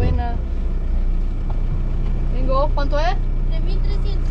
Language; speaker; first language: Spanish; non-native, learner; German